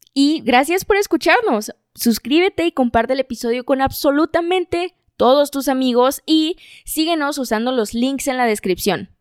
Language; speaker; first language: Spanish; native; Spanish